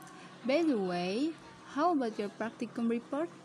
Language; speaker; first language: English; non-native, learner; Indonesian